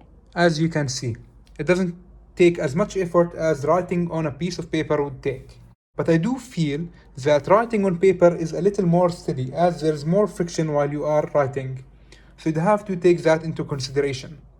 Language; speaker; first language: English; non-native, fluent; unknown